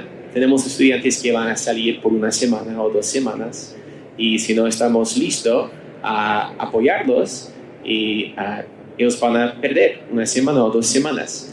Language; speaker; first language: Spanish; non-native, learner; English